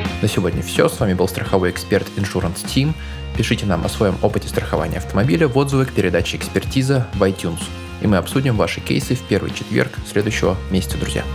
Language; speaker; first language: Russian; native; Russian